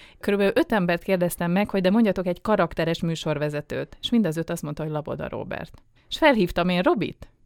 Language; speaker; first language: Hungarian; native; Hungarian